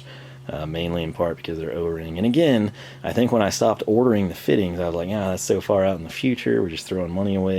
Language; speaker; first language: English; native; English